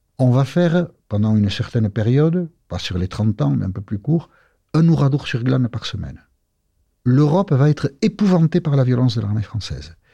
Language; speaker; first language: French; non-native, local second language; Basque